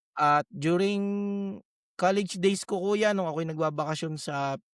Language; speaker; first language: Filipino; native; Filipino